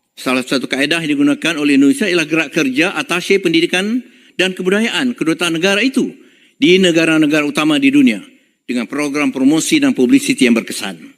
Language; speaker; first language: Malay; native; Malay